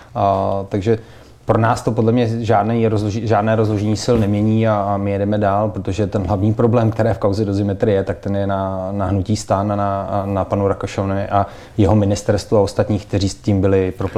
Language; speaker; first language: Czech; native; Czech